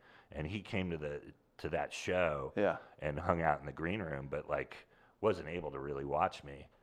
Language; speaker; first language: English; native; English